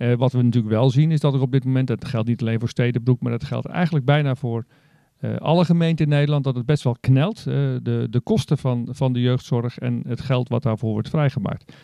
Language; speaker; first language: Dutch; native; Dutch